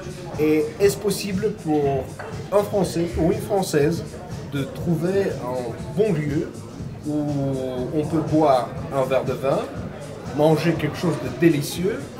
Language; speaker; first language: French; non-native, fluent; Russian